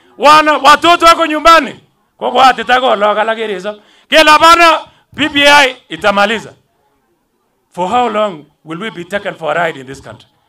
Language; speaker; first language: Swahili; non-native, local second language; Kalenjin